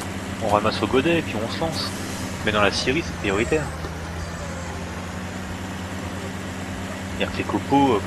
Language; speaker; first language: French; native; French